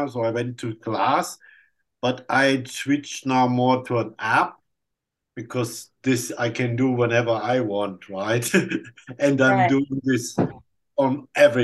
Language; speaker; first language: English; non-native, fluent; German